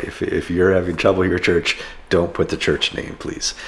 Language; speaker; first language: English; native; English